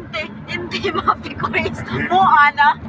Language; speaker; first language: Arabic; non-native, learner; Cebuano